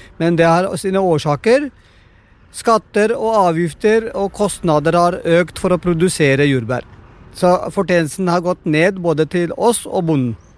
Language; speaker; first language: Norwegian; non-native, fluent; Punjabi